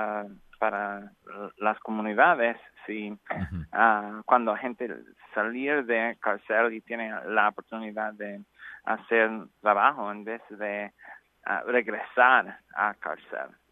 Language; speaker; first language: Spanish; non-native, learner; English